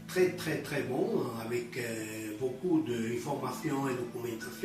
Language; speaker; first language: French; non-native, learner; Spanish